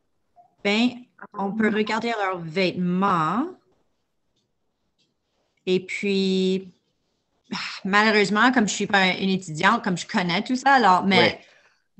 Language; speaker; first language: French; non-native, fluent; English